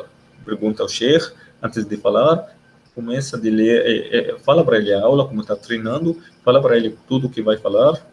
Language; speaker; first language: Portuguese; non-native, learner; Arabic